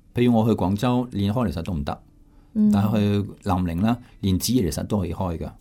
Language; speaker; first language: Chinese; non-native, fluent; French